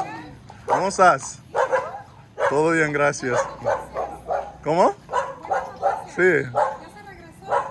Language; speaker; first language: Spanish; non-native, learner; English